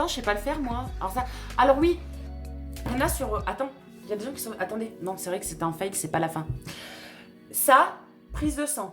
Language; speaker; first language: French; native; French